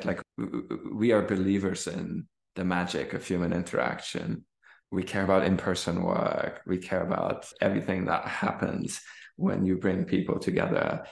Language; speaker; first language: English; non-native, fluent; German